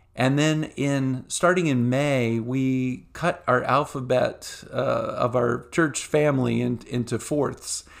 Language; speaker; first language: English; native; English